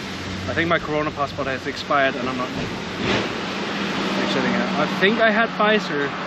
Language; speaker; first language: English; non-native, fluent; Danish